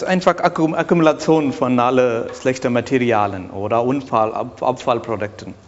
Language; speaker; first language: German; non-native, learner; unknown